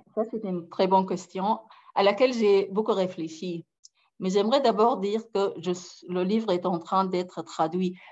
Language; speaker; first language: French; non-native, fluent; Arabic